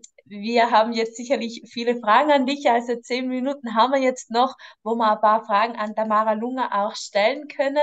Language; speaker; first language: German; native; German